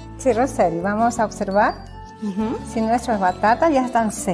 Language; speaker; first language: Portuguese; non-native, learner; Spanish